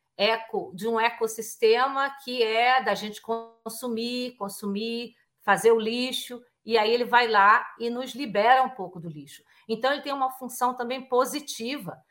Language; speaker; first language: Portuguese; native; Portuguese